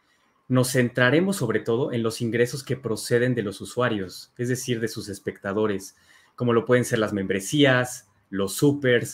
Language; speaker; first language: Spanish; native; Spanish